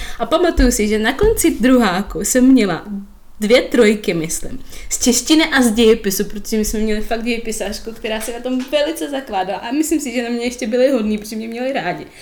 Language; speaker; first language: Czech; non-native, fluent; Russian